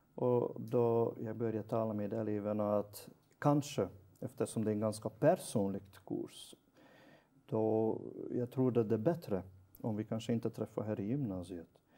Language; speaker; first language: Swedish; non-native, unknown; Hungarian